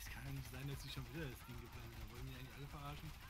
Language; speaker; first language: German; native; German